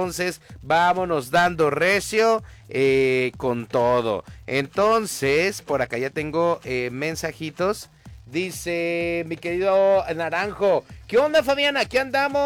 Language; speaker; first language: Spanish; native; Spanish